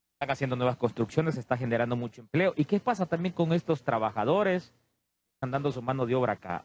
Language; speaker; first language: Spanish; native; Spanish